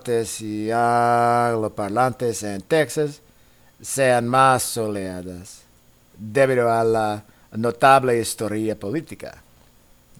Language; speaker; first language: Spanish; non-native, fluent; English